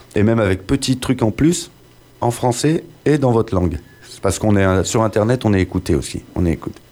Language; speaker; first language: French; native; French